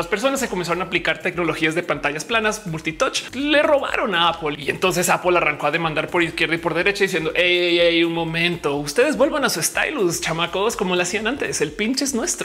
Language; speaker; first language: Spanish; native; Spanish